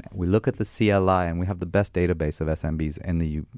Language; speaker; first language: English; non-native, fluent; Armenian